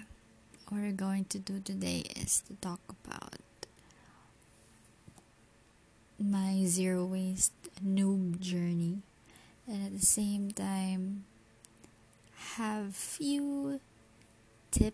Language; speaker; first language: English; non-native, local second language; Filipino